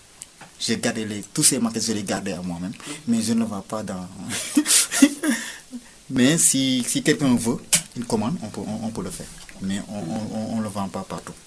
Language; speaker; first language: French; non-native, local second language; Wolof